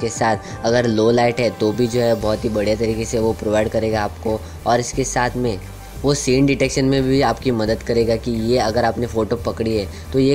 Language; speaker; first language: Hindi; native; Hindi